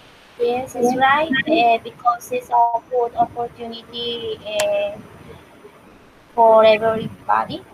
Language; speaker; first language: English; non-native, learner; Spanish